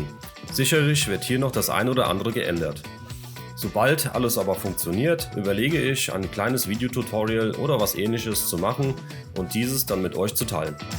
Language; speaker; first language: German; native; German